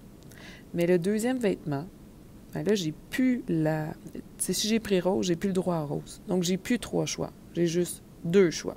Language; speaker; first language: French; native; French